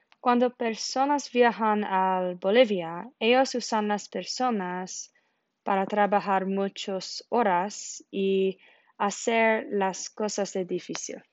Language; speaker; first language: Spanish; non-native, learner; English